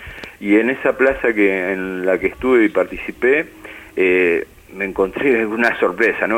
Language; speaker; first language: Spanish; native; Spanish